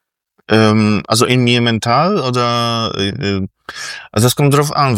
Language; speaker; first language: German; non-native, fluent; Polish